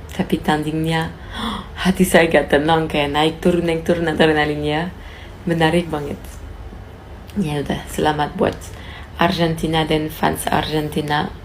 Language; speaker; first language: Indonesian; non-native, fluent; French